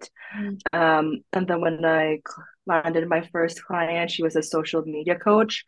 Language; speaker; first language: English; non-native, local second language; Filipino